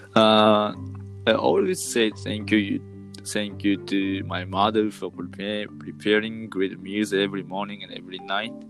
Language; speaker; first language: English; non-native, fluent; Japanese